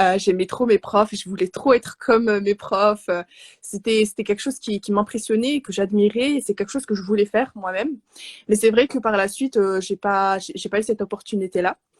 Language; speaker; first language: French; non-native, local second language; Arabic